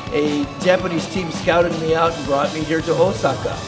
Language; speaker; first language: English; native; English